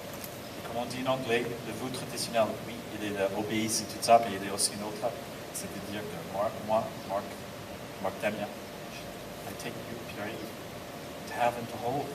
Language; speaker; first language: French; non-native, learner; English